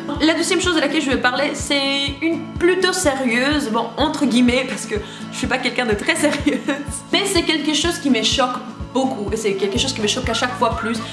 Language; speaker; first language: French; non-native, learner; Spanish